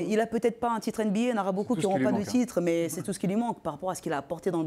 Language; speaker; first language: French; native; French